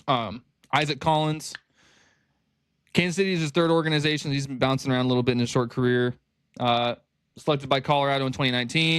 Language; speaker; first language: English; native; English